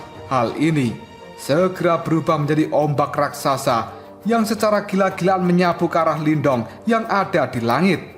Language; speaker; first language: Indonesian; native; Indonesian